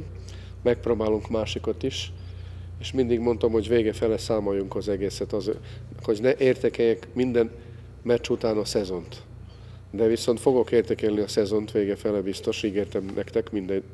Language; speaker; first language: Hungarian; non-native, fluent; Serbian